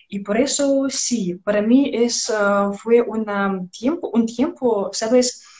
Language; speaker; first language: Spanish; non-native, learner; Russian